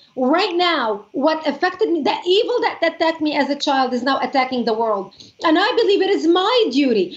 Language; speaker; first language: English; non-native, fluent; Arabic